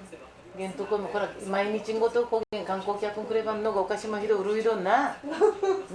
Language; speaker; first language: Japanese; native; Japanese